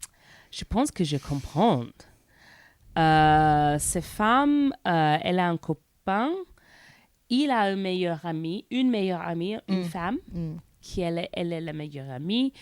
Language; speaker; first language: French; non-native, learner; English